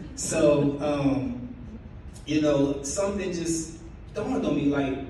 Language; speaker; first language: English; native; English